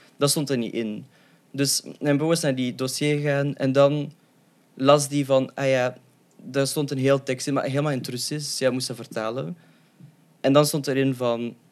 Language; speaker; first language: Dutch; early bilingual, other home language; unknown